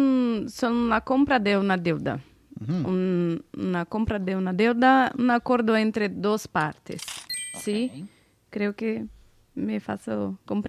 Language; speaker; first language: Spanish; non-native, learner; Portuguese